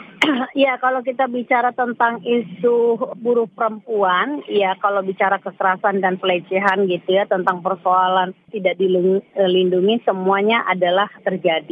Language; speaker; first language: Indonesian; native; Indonesian